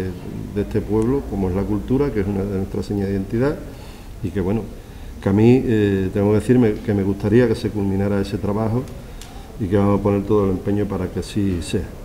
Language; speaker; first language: Spanish; native; Spanish